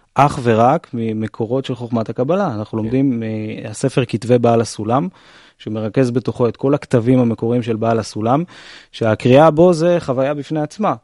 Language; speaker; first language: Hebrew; native; Hebrew